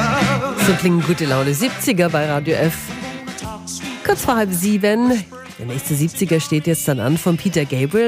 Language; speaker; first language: German; native; German